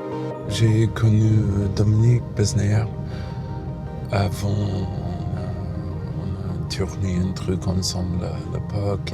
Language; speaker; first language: French; non-native, fluent; English